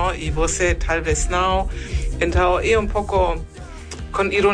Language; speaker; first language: Portuguese; non-native, fluent; German